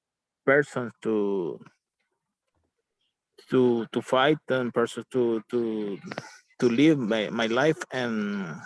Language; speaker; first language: English; non-native, learner; Spanish